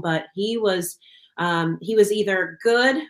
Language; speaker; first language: English; native; English